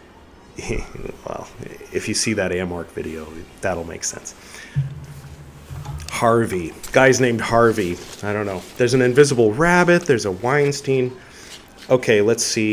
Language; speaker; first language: English; native; English